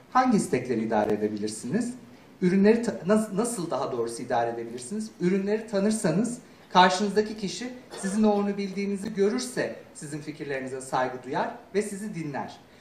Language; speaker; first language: Turkish; native; Turkish